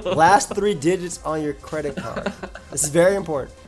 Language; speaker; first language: English; native; English